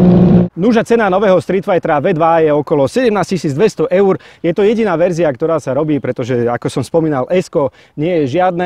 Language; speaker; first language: Slovak; native; Slovak